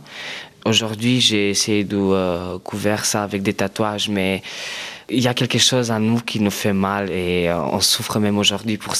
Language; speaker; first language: French; non-native, fluent; Romanian